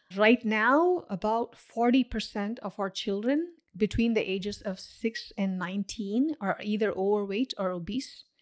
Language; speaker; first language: English; non-native, local second language; Tamil